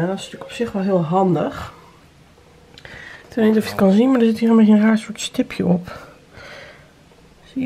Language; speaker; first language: Dutch; native; Dutch